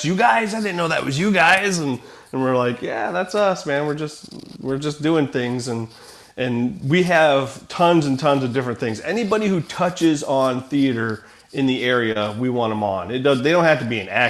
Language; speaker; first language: English; native; English